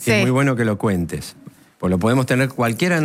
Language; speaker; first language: Spanish; native; Spanish